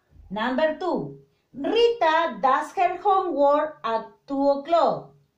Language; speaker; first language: English; non-native, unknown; Spanish